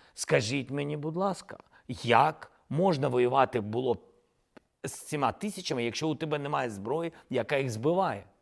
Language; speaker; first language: Ukrainian; non-native, local second language; Russian